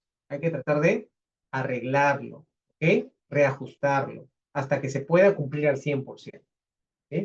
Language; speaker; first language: Spanish; native; Spanish